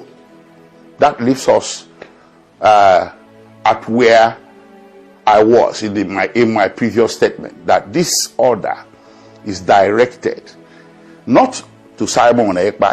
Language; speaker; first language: English; non-native, local second language; Igbo